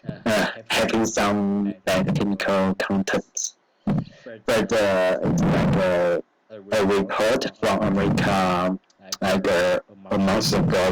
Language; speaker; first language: English; non-native, learner; Chinese